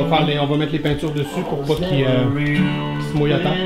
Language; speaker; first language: French; native; French